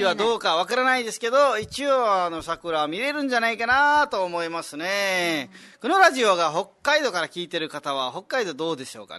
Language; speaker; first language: Japanese; native; Japanese